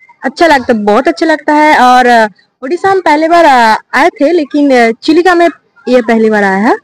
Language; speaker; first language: Hindi; non-native, local second language; Bangla